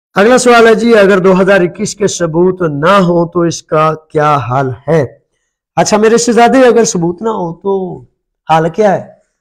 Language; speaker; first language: Urdu; non-native, local second language; Punjabi